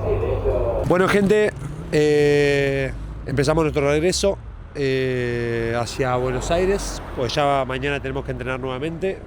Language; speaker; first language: Spanish; native; Spanish